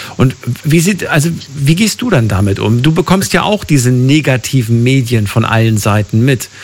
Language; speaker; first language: German; native; German